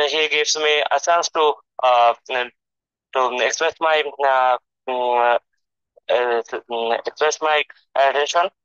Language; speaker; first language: English; non-native, learner; Bangla